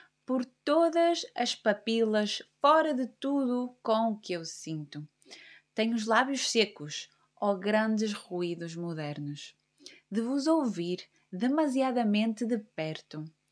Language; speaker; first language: Portuguese; native; Portuguese